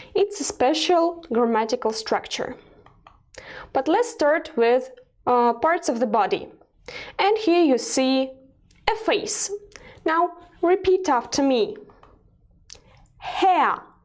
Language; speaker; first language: English; non-native, fluent; Russian